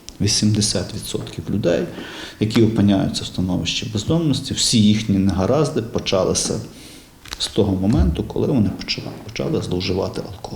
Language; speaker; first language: Ukrainian; native; Ukrainian